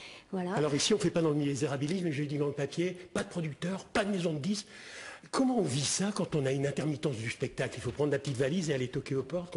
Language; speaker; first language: French; native; French